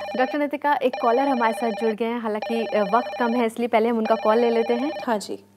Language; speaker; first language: Hindi; native; Hindi